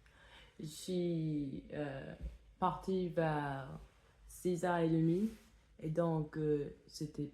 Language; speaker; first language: French; non-native, fluent; English